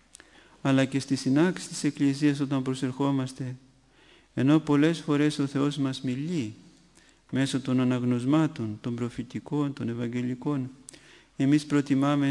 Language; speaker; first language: Greek; native; Greek